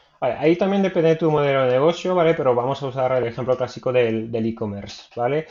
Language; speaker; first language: Spanish; non-native, fluent; French